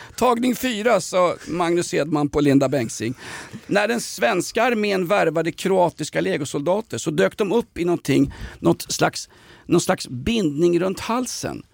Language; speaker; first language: Swedish; native; Swedish